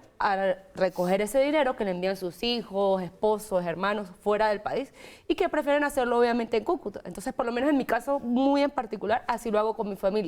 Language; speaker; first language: Spanish; native; Spanish